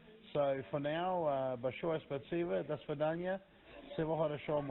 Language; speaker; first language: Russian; non-native, learner; English